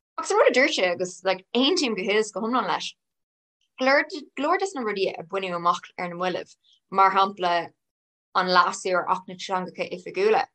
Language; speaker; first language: Irish; non-native, local second language; English